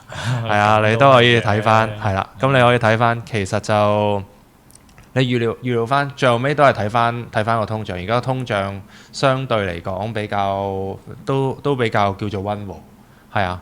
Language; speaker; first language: Cantonese; native; Cantonese